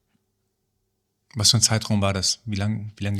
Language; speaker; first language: German; early bilingual, other home language; Persian